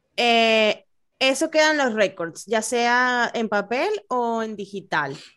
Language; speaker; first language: Spanish; native; Spanish